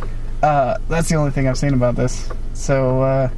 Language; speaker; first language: English; native; English